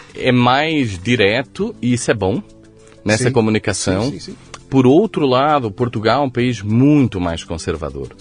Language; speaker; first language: Portuguese; native; Portuguese